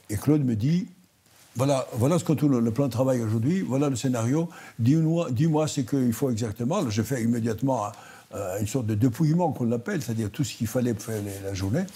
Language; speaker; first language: French; non-native, fluent; Greek